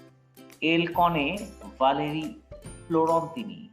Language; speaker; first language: French; non-native, fluent; Bangla